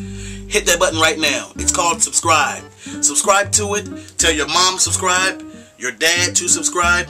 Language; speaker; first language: English; native; English